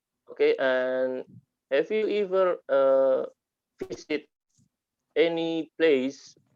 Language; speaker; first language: English; non-native, learner; Indonesian